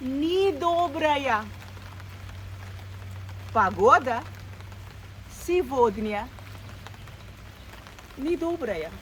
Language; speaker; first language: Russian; non-native, fluent; Bangla